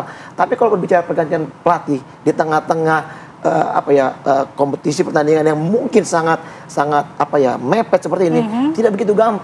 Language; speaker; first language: Indonesian; native; Indonesian